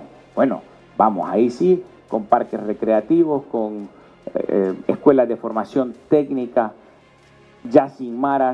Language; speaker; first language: Spanish; native; Spanish